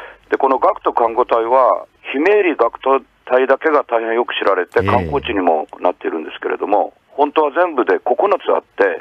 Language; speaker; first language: Japanese; native; Japanese